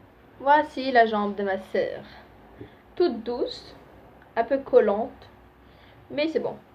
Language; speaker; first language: French; native; French